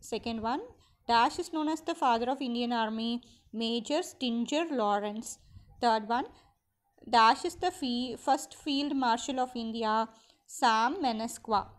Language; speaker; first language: English; non-native, local second language; Tamil